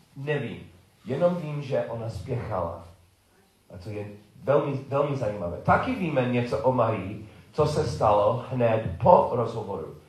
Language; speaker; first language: Czech; non-native, learner; English